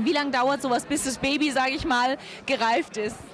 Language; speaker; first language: German; native; German